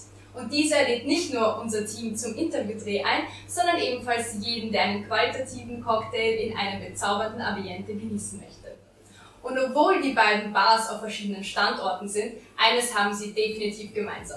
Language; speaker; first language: German; native; German